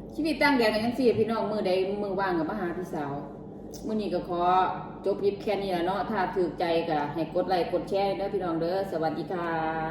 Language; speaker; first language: Thai; native; Thai